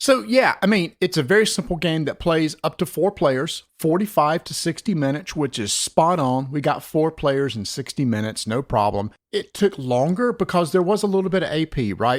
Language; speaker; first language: English; native; English